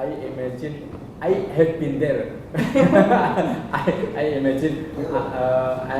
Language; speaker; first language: English; non-native, learner; Indonesian